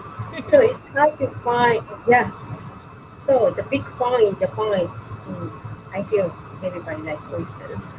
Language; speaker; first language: English; non-native, learner; Japanese